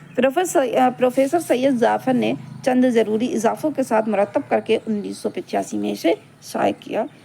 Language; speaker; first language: Urdu; native; Urdu